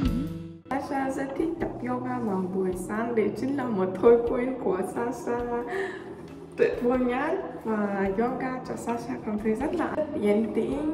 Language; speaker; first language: Vietnamese; non-native, learner; Russian